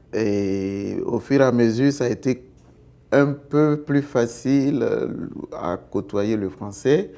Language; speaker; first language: French; non-native, local second language; Baoulé